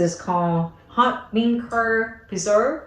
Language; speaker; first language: English; early bilingual, other home language; Vietnamese